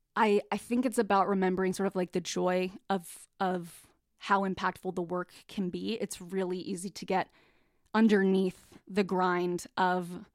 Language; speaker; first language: English; native; English